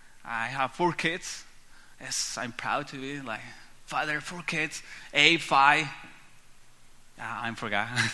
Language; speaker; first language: English; non-native, learner; Spanish